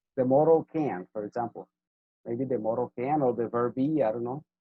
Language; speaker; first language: English; non-native, fluent; Spanish